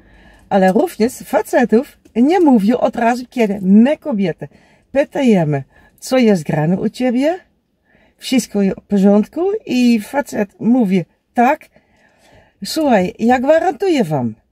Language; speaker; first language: Polish; non-native, learner; Dutch